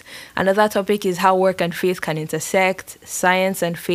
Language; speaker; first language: English; non-native, local second language; Yoruba